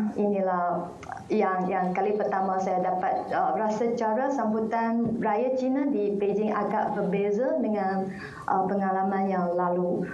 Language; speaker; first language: Malay; non-native, local second language; Chinese